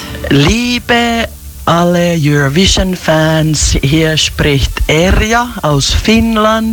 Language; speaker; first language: German; non-native, learner; Finnish